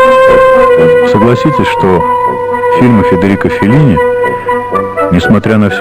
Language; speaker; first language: Russian; native; Russian